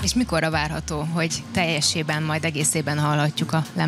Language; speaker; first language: Hungarian; native; Hungarian